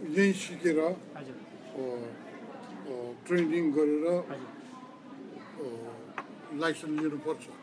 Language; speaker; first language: Nepali; non-native, local second language; Newari